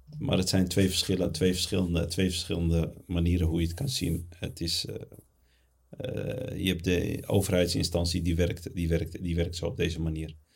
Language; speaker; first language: Dutch; early bilingual, other home language; Arabic